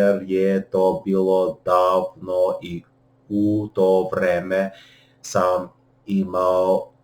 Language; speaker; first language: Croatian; non-native, learner; English